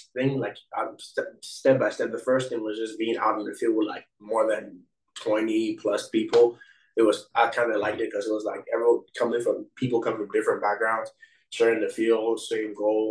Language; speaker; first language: English; non-native, local second language; Akan